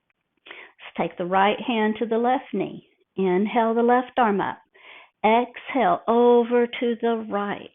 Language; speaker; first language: English; native; English